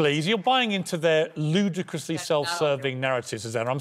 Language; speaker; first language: English; native; English